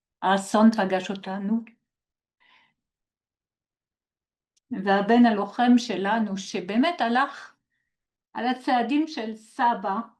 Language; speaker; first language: Hebrew; non-native, fluent; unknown